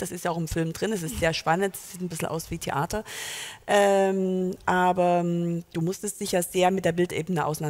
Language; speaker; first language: German; native; German